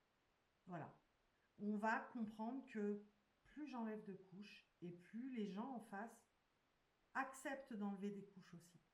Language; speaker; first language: French; native; French